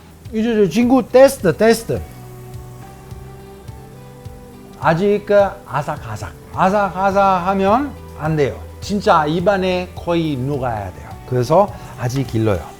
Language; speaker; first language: Korean; non-native, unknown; Italian